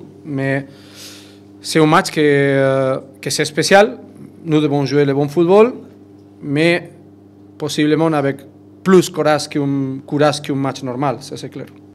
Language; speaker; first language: French; non-native, fluent; Spanish